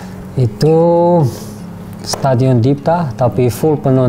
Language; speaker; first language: Indonesian; non-native, learner; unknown